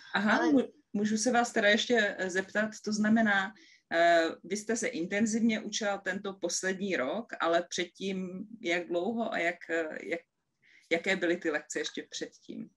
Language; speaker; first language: Czech; native; Czech